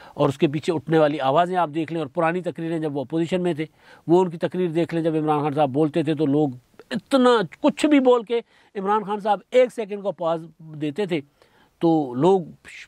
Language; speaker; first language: Urdu; non-native, local second language; Sindhi